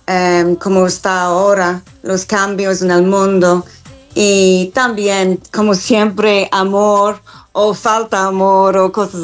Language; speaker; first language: Spanish; non-native, fluent; English